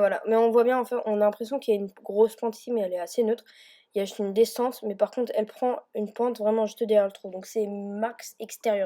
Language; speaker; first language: French; native; French